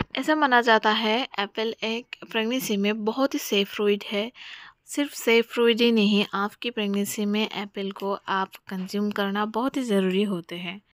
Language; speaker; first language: Hindi; non-native, local second language; Bangla